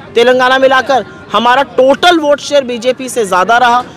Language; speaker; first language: Hindi; native; Hindi